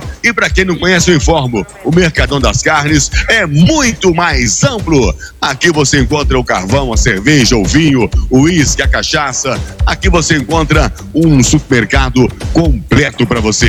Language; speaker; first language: Portuguese; native; Portuguese